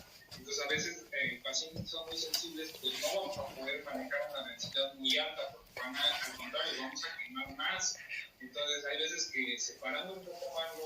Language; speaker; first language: Spanish; native; Spanish